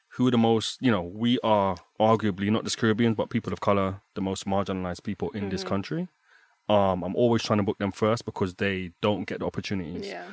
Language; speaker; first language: English; native; English